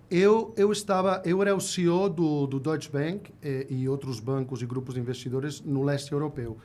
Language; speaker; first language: Portuguese; non-native, fluent; Spanish